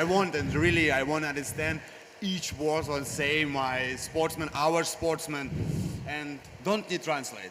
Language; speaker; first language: English; non-native, learner; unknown